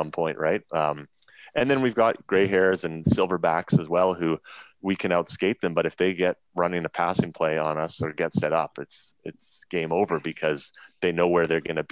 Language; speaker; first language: English; native; English